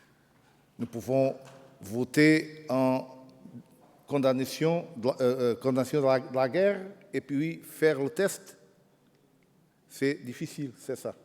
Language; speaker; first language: French; non-native, fluent; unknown